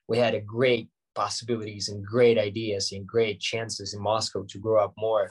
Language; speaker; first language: English; non-native, fluent; Ukrainian